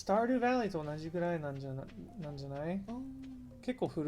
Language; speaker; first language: Japanese; non-native, fluent; English